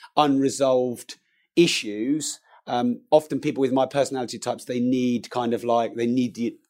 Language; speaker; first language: English; native; English